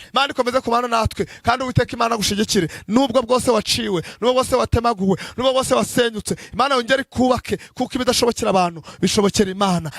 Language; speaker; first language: Kinyarwanda; native; Kinyarwanda